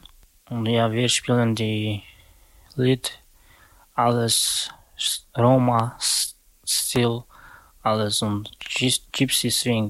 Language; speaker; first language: German; non-native, learner; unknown